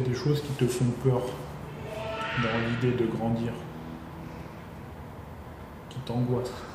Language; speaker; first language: French; native; French